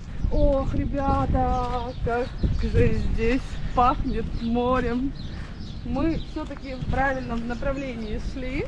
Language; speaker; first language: Russian; native; Russian